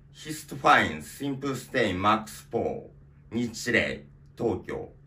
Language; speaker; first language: English; non-native, learner; Japanese